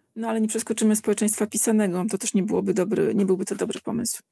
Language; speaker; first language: Polish; native; Polish